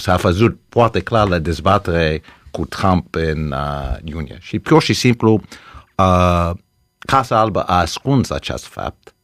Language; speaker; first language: Romanian; early bilingual, heritage; Romanian